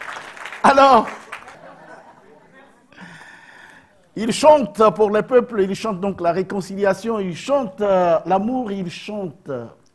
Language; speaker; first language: French; native; French